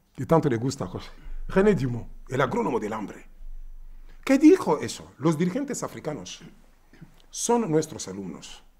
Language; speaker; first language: Spanish; non-native, fluent; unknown